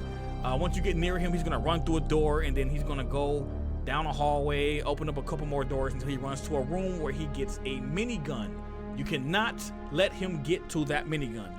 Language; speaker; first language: English; native; English